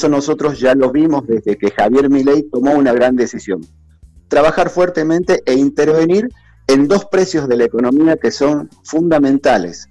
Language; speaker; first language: Spanish; native; Spanish